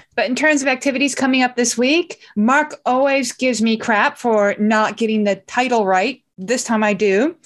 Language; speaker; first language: English; native; English